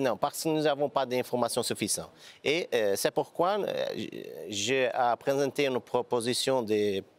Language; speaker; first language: French; non-native, fluent; Portuguese